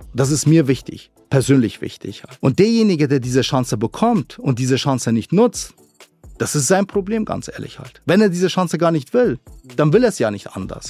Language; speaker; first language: German; early bilingual, other home language; Arabic